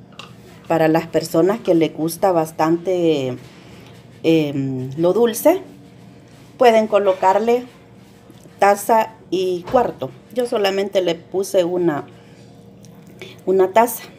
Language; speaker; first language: Spanish; native; Spanish